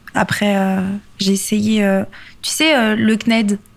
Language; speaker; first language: French; native; French